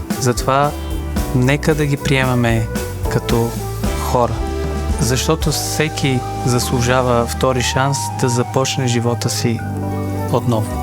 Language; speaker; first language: Bulgarian; early bilingual, other home language; Persian